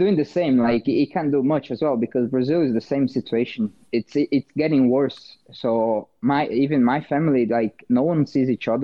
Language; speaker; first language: English; non-native, fluent; Portuguese